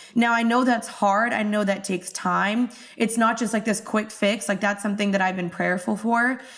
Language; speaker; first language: English; native; English